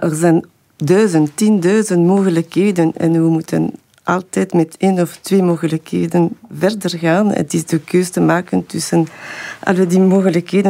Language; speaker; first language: Dutch; non-native, local second language; French